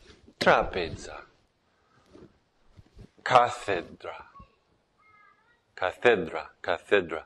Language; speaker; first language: Greek; non-native, fluent; English